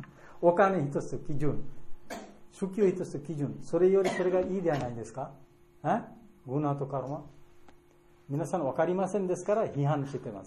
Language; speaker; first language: Japanese; non-native, fluent; Bangla